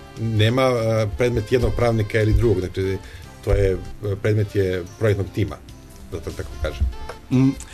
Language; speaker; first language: Serbian; native; Serbian